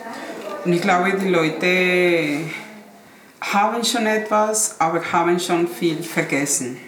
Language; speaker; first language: German; non-native, learner; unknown